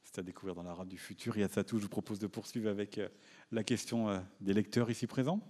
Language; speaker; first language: French; native; French